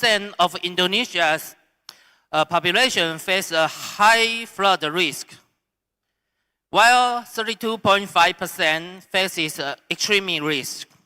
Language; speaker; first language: English; non-native, learner; Indonesian